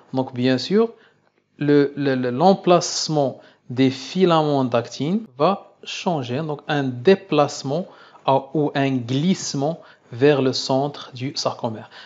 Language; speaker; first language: French; non-native, local second language; Arabic